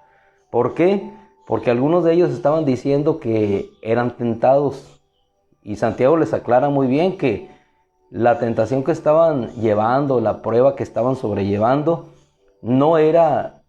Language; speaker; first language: Spanish; native; Spanish